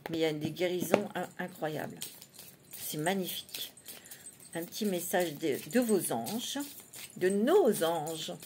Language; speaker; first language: French; native; French